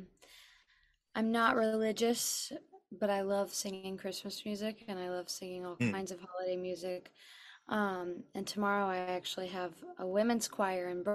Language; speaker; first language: English; native; English